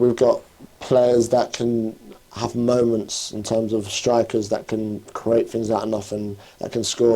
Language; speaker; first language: English; native; English